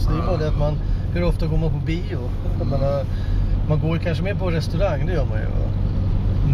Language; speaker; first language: Swedish; native; Swedish